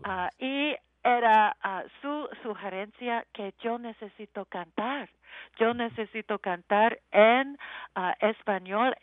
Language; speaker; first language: Spanish; non-native, learner; English